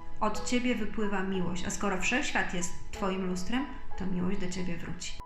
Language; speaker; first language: Polish; native; Polish